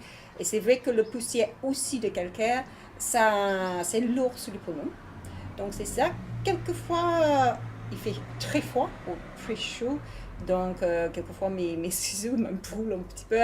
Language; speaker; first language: French; non-native, learner; English